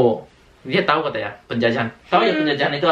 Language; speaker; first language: Indonesian; native; Indonesian